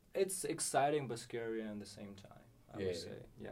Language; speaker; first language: English; non-native, fluent; Chinese